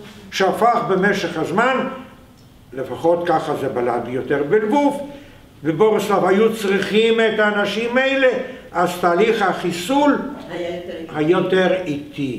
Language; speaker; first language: Hebrew; non-native, fluent; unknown